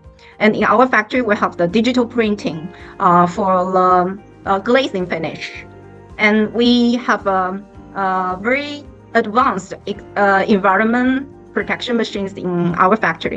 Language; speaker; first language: English; non-native, fluent; Chinese